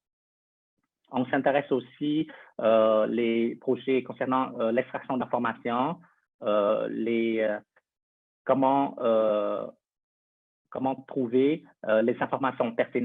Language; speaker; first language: French; non-native, fluent; Vietnamese